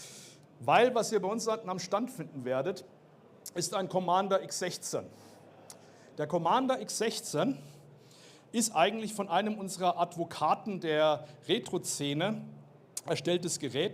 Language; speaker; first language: German; native; German